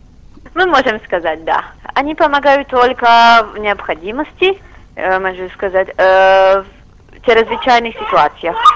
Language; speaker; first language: Russian; non-native, learner; Czech